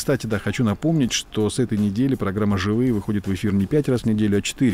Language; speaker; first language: Russian; native; Russian